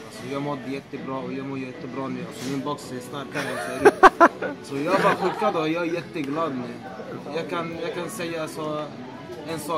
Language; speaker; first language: Swedish; non-native, learner; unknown